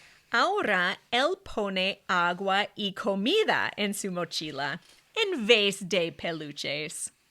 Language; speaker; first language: Spanish; non-native, fluent; English